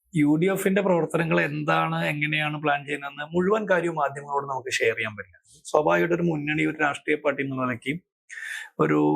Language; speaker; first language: Malayalam; native; Malayalam